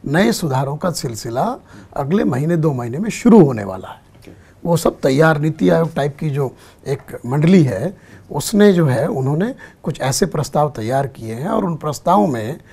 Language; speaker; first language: Hindi; native; Hindi